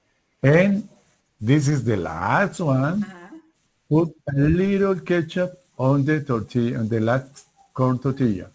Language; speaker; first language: English; non-native, learner; Spanish